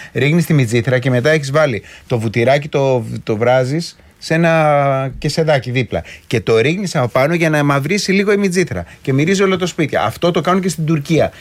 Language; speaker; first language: Greek; native; Greek